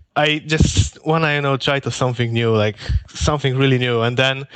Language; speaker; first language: English; non-native, learner; Polish